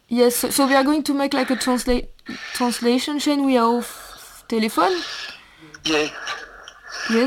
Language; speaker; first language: English; non-native, learner; French